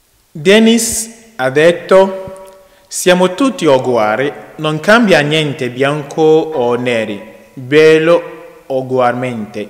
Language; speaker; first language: Italian; non-native, learner; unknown